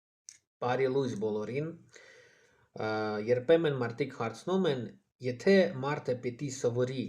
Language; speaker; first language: Armenian; non-native, fluent; Russian